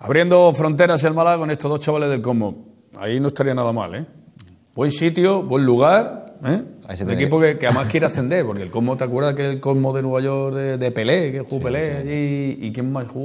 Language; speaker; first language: Spanish; native; Spanish